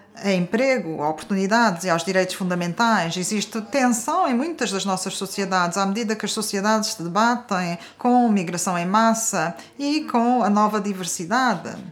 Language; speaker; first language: Portuguese; non-native, fluent; Norwegian